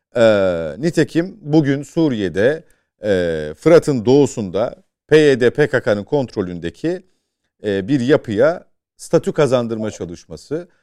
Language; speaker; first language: Turkish; native; Turkish